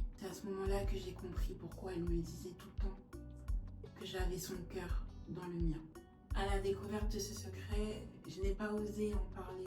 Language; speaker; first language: French; native; French